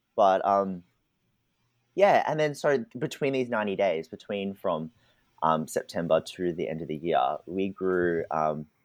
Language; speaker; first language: English; native; English